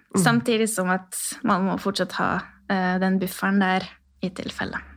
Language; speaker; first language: Norwegian; non-native, fluent; Romanian